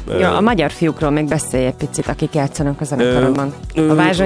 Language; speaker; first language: Hungarian; native; Hungarian